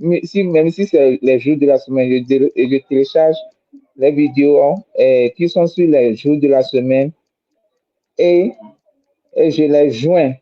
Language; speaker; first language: French; non-native, fluent; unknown